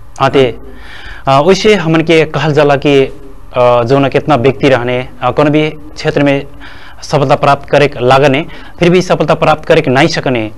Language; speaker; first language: Bhojpuri; non-native, local second language; Dangaura Tharu